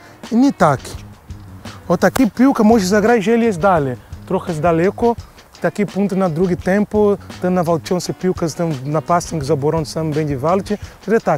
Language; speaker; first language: Polish; non-native, learner; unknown